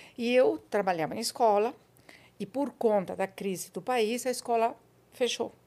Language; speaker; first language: Portuguese; non-native, fluent; Spanish